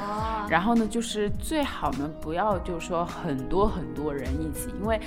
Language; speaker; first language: Chinese; native; Chinese